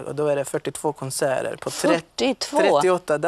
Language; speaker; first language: Swedish; non-native, fluent; Maltese